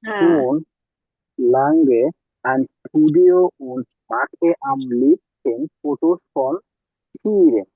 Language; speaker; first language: German; non-native, learner; Bangla